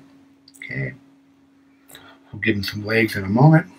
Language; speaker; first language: English; native; English